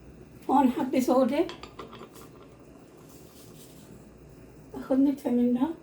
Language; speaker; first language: Arabic; native; Arabic